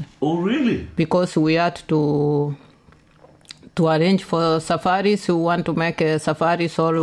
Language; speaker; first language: English; non-native, local second language; Gusii